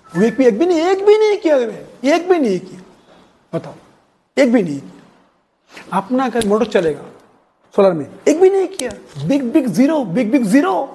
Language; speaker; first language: Hindi; non-native, local second language; Bangla